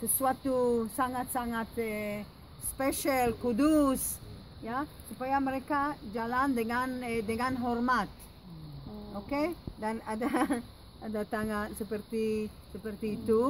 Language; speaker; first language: Indonesian; non-native, fluent; Hebrew